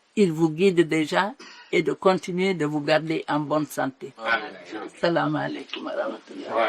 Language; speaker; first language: French; non-native, local second language; Mandingo